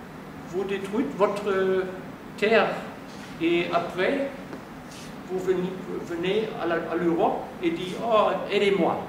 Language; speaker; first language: French; non-native, fluent; German